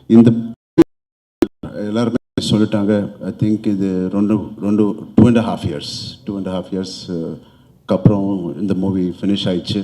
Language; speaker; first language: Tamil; non-native, learner; Telugu